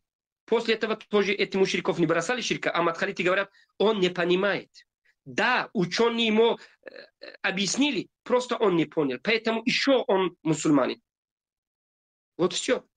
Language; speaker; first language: Russian; non-native, fluent; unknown